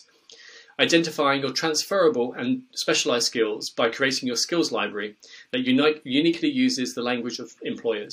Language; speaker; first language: English; native; English